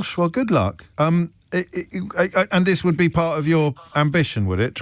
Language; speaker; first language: English; native; English